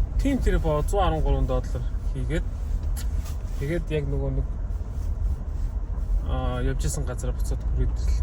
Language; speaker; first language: Mongolian; native; Mongolian